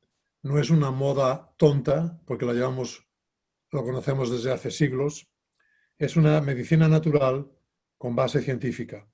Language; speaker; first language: Spanish; native; Spanish